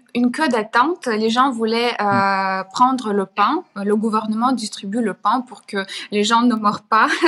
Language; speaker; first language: French; non-native, fluent; Ukrainian